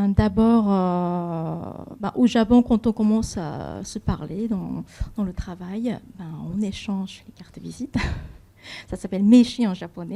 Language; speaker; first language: French; non-native, fluent; Japanese